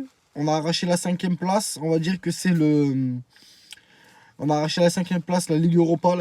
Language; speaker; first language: French; native; French